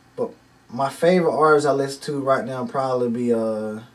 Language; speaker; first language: English; native; English